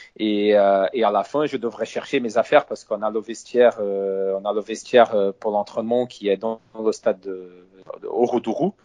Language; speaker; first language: French; non-native, fluent; Portuguese